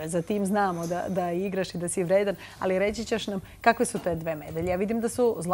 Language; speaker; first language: Serbian; native; Serbian